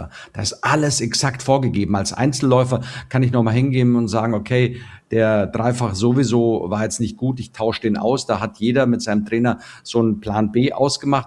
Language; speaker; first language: German; native; German